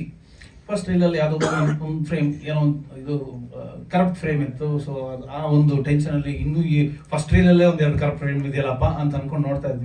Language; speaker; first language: Kannada; native; Kannada